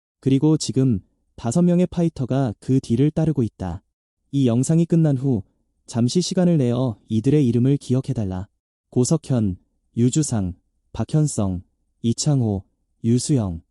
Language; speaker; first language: Korean; native; Korean